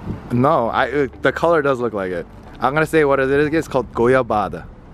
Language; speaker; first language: English; native; English